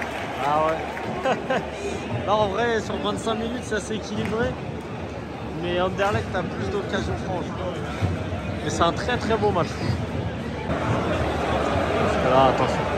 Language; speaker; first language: French; native; French